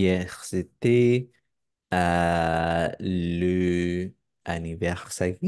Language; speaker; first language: French; non-native, learner; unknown